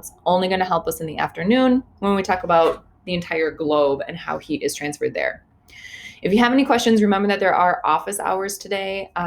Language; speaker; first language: English; native; English